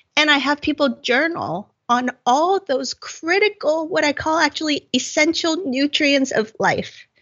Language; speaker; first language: English; non-native, local second language; Cantonese